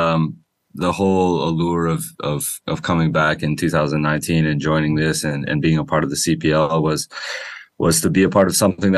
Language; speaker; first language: English; native; English